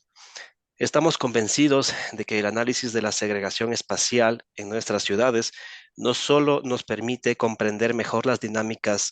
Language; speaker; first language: Spanish; native; Spanish